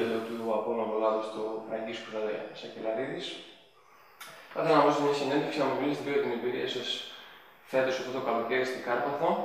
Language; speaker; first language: Greek; native; Greek